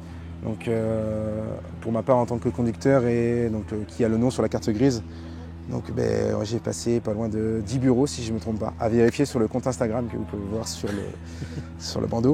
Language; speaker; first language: French; native; French